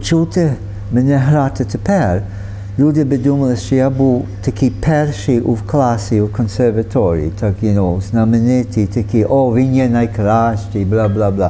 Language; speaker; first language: Ukrainian; early bilingual, heritage; Ukrainian